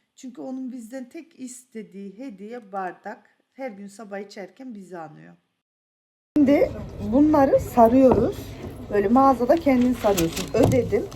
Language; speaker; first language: Turkish; early bilingual, other home language; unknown